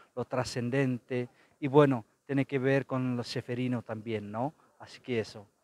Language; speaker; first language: Spanish; non-native, fluent; Tetum